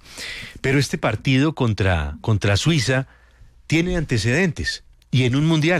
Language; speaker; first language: Spanish; native; Spanish